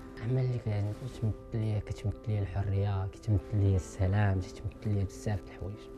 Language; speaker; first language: Arabic; native; Arabic